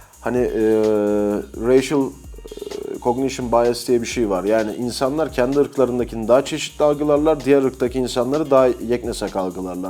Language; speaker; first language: Turkish; native; Turkish